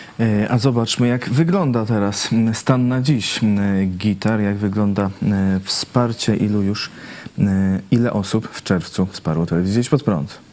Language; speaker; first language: Polish; native; Polish